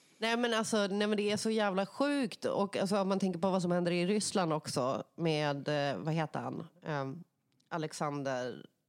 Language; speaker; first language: Swedish; native; Swedish